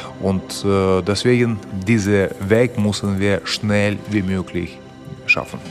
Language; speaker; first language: German; non-native, fluent; Russian